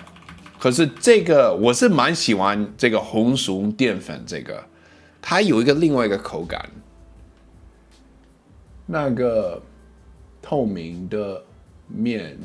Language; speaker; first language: Chinese; early bilingual, heritage; English